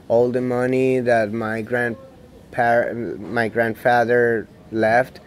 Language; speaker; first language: English; non-native, fluent; Spanish